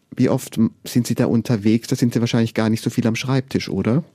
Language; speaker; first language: German; native; German